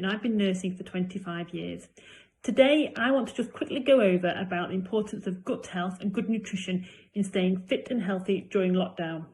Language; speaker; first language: English; native; English